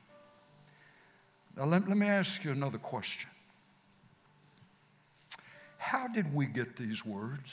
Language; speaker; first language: English; native; English